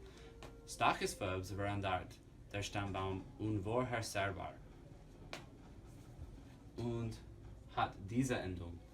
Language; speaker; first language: German; non-native, learner; English